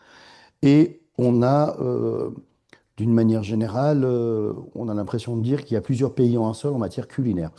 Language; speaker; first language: French; non-native, fluent; Persian